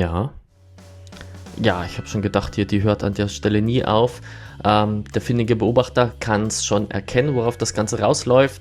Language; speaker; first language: German; native; German